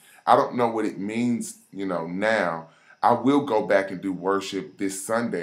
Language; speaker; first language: English; native; English